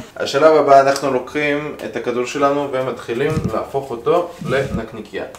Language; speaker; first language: Hebrew; early bilingual, other home language; Russian